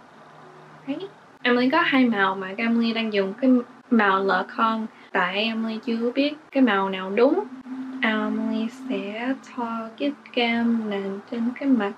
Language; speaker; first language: Vietnamese; early bilingual, heritage; English